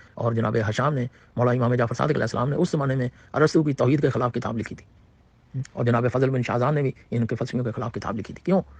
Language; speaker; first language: Urdu; non-native, local second language; Punjabi